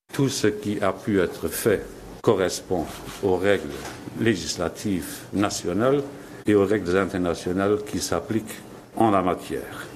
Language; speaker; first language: French; non-native, local second language; Luxembourgish